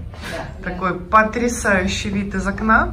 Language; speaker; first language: Russian; native; Russian